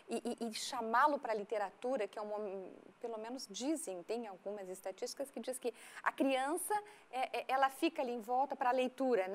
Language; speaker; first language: Portuguese; native; Portuguese